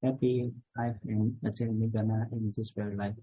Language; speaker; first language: English; non-native, learner; Vietnamese